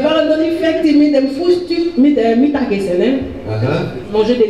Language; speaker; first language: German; non-native, learner; French